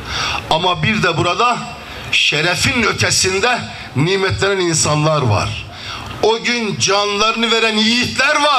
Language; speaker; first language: Turkish; native; Turkish